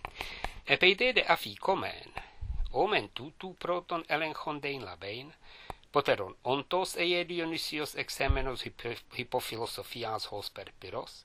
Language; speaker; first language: Greek; non-native, fluent; English